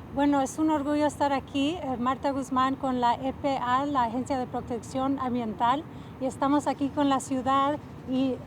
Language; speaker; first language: Spanish; early bilingual, heritage; Spanish